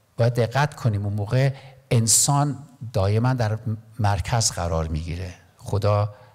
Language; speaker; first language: Persian; non-native, local second language; Armenian